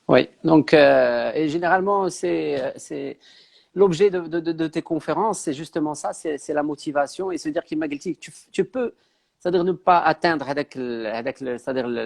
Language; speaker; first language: French; non-native, local second language; Arabic